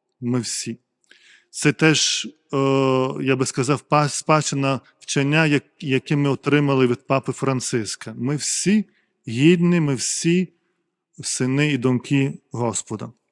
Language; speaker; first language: Ukrainian; non-native, fluent; Lithuanian